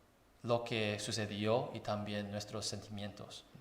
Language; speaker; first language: Spanish; non-native, fluent; Chinese